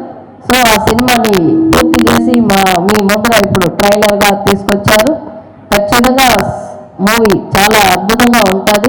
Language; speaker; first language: Telugu; native; Telugu